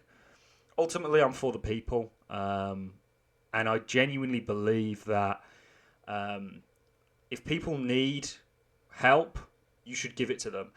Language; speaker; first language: English; native; English